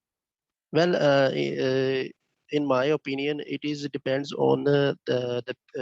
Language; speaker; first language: English; non-native, learner; Bangla